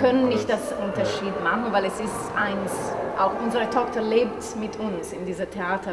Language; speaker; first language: German; non-native, fluent; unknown